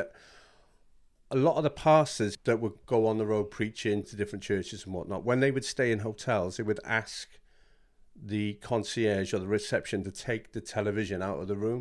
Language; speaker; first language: English; native; English